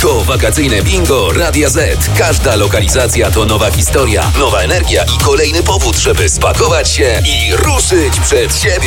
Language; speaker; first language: Polish; native; Polish